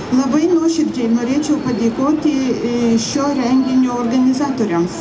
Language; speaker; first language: Lithuanian; non-native, local second language; Polish